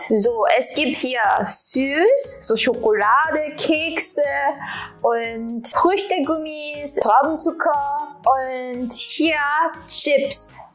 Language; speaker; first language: German; non-native, fluent; Japanese